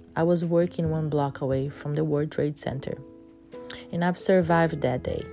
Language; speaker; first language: English; non-native, fluent; Portuguese